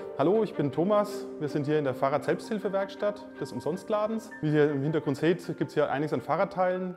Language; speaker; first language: German; native; German